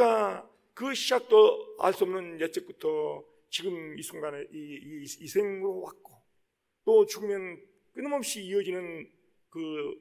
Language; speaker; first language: Korean; native; Korean